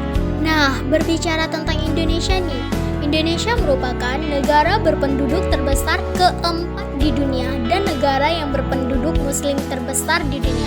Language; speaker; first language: Indonesian; native; Indonesian